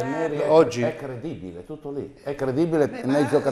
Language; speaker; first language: Italian; native; Italian